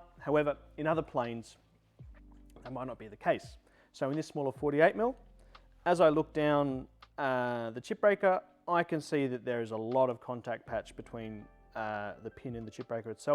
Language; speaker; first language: English; native; English